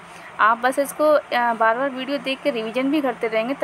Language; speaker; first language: Hindi; native; Hindi